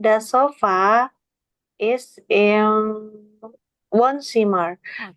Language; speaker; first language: German; non-native, learner; Indonesian